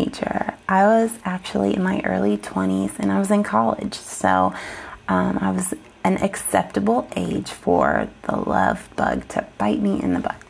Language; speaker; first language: English; native; English